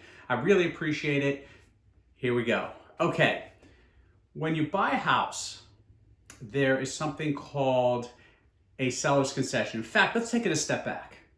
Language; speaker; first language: English; native; English